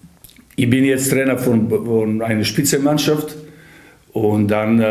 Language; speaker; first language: German; non-native, fluent; Serbian